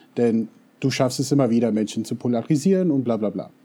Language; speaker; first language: German; non-native, fluent; English